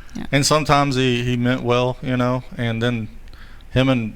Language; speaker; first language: English; native; English